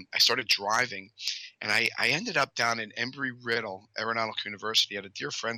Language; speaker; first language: English; native; English